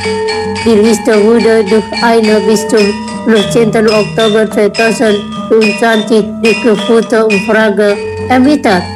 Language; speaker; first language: German; non-native, fluent; Indonesian